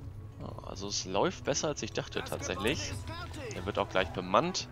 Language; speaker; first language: German; native; German